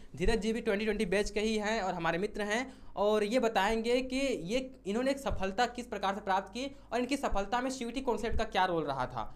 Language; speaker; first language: Hindi; native; Hindi